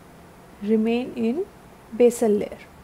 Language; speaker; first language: English; non-native, local second language; Hindi